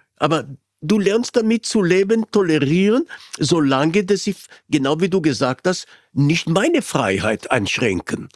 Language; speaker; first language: German; non-native, fluent; Hebrew